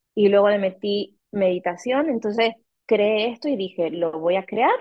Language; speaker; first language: Spanish; native; Spanish